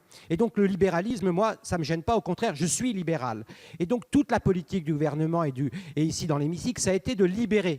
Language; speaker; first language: French; native; French